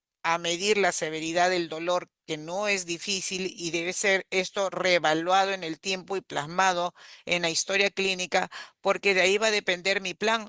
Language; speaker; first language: Spanish; native; Spanish